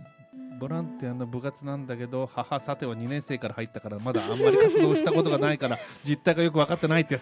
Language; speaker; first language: Japanese; native; Japanese